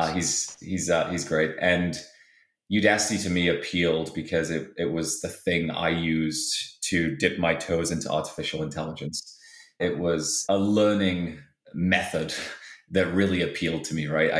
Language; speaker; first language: English; native; English